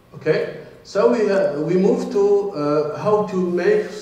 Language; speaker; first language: English; non-native, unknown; Arabic